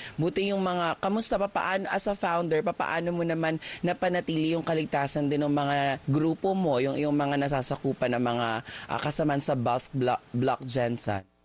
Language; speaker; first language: Filipino; native; Filipino